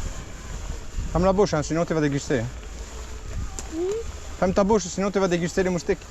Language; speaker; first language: French; native; French